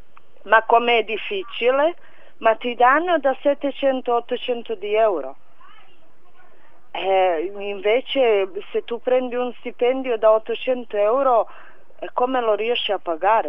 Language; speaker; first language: Italian; non-native, fluent; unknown